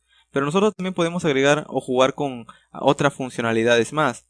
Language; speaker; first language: Spanish; native; Spanish